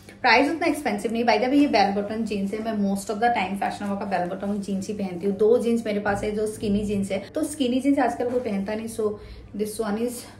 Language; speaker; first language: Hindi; non-native, local second language; Assamese